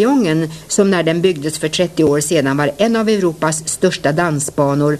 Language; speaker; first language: Swedish; native; Swedish